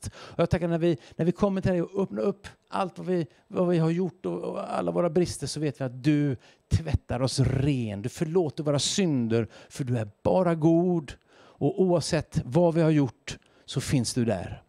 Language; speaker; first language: Swedish; native; Swedish